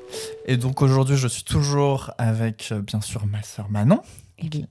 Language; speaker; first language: French; native; French